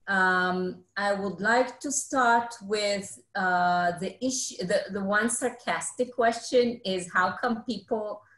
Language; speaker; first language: English; non-native, fluent; Hebrew